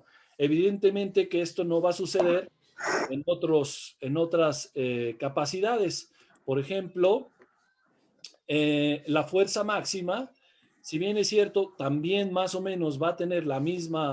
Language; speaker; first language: Spanish; native; Spanish